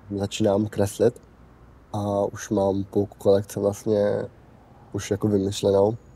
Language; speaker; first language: Czech; early bilingual, heritage; Czech